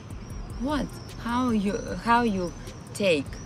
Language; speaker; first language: English; non-native, learner; Russian